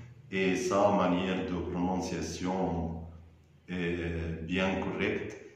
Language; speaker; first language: French; non-native, fluent; Arabic